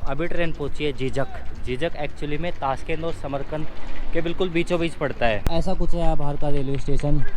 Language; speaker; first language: Hindi; native; Hindi